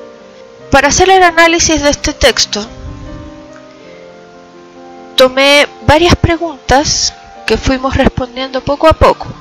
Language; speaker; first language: Spanish; native; Spanish